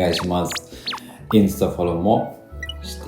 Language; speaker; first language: Japanese; non-native, fluent; Lithuanian